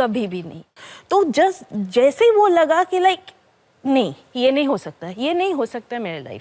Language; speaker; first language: Hindi; non-native, local second language; Bangla